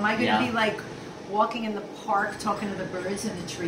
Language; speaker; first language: English; native; English